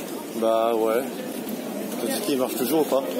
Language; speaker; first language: French; native; French